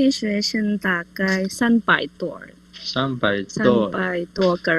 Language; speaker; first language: Chinese; non-native, learner; Indonesian